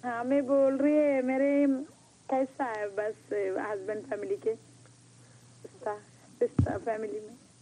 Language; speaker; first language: Hindi; non-native, learner; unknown